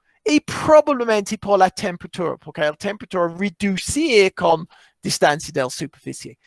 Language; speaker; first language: Spanish; non-native, fluent; English